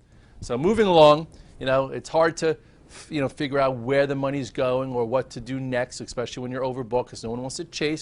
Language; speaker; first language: English; native; English